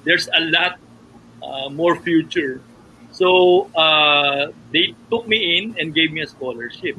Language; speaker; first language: English; non-native, local second language; Filipino